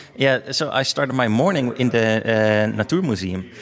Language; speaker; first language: English; non-native, fluent; Dutch